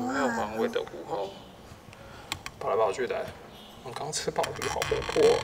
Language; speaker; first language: Chinese; native; Chinese